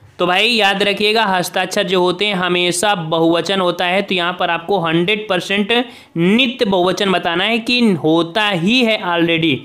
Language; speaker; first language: Hindi; native; Hindi